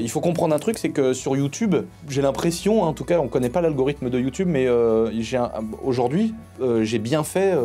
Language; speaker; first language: French; native; French